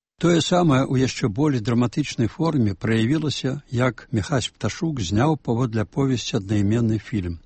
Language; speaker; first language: Belarusian; native; Belarusian